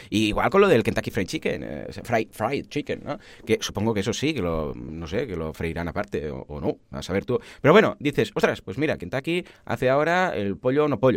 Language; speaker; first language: Spanish; native; Spanish